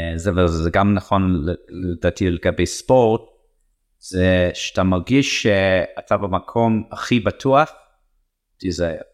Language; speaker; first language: Hebrew; non-native, fluent; English